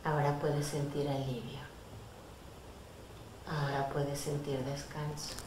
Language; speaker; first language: Spanish; native; Spanish